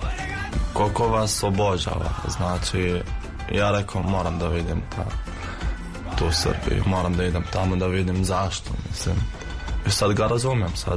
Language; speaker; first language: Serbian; non-native, fluent; Arabic